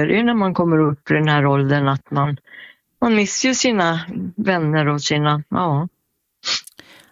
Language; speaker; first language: Swedish; native; Swedish